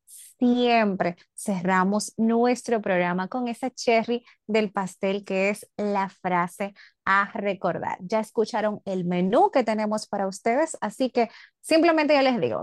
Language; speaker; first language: Spanish; native; Spanish